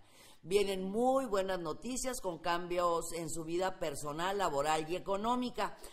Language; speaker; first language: Spanish; native; Spanish